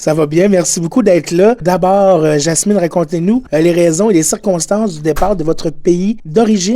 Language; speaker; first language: French; native; French